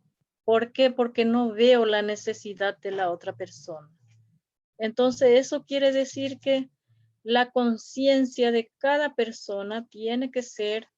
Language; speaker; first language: Spanish; non-native, local second language; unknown